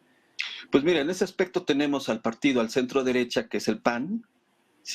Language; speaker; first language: Spanish; native; Spanish